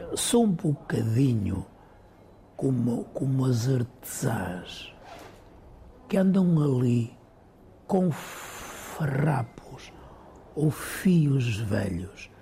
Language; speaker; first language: Portuguese; native; Portuguese